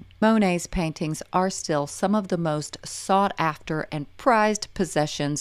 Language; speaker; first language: English; native; English